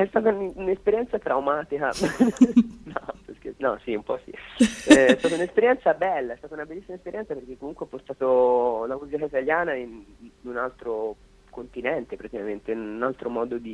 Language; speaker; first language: Italian; native; Italian